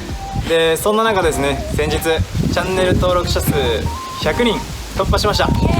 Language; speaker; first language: Japanese; native; Japanese